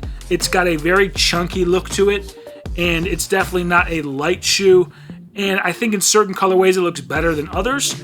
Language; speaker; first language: English; native; English